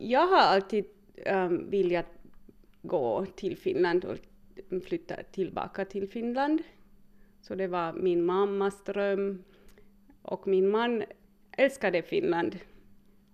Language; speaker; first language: Swedish; early bilingual, heritage; Finnish